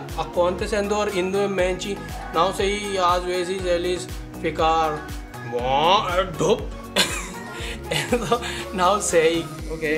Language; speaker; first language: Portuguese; non-native, learner; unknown